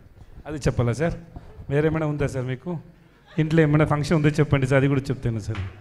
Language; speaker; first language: Telugu; non-native, learner; Tamil